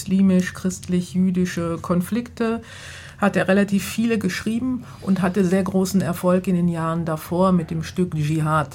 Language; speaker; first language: German; native; German